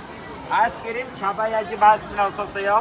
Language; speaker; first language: Korean; non-native, learner; Turkish